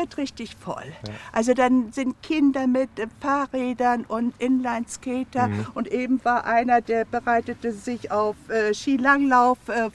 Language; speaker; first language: German; native; German